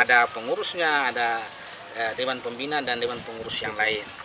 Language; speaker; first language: Indonesian; native; Indonesian